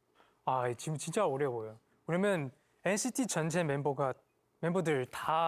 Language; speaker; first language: Korean; non-native, fluent; Chinese